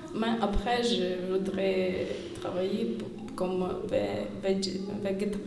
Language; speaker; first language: French; non-native, fluent; Ukrainian